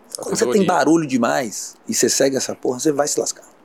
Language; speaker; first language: Portuguese; native; Portuguese